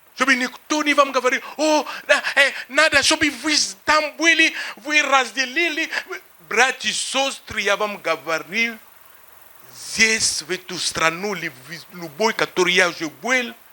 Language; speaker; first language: Russian; non-native, fluent; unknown